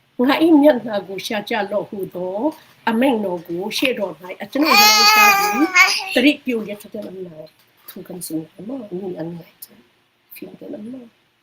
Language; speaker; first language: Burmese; non-native, local second language; Hakha Chin